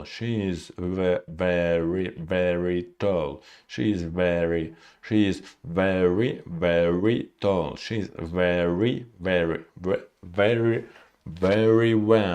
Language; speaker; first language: English; non-native, learner; Russian